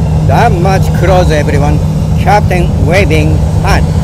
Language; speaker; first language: English; non-native, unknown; Japanese